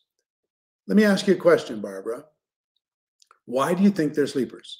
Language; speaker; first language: English; native; English